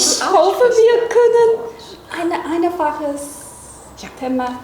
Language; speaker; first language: German; non-native, learner; Chinese